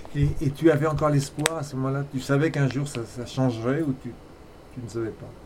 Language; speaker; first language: French; native; French